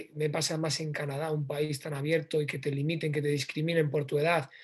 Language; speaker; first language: Spanish; native; Spanish